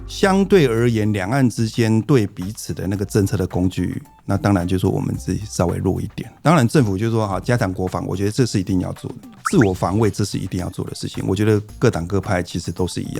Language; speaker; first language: Chinese; native; Chinese